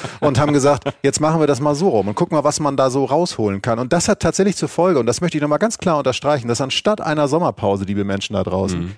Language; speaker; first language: German; native; German